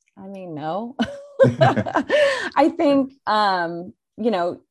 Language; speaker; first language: English; native; English